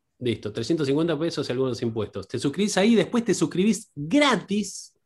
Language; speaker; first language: Spanish; native; Spanish